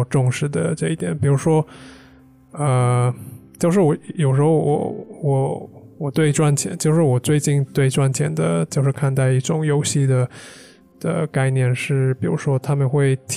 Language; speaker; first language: Chinese; non-native, fluent; English